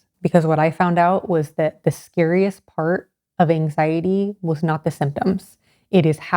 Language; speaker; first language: English; native; English